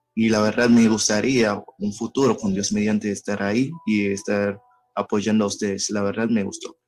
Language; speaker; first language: Spanish; early bilingual, other home language; Haitian Creole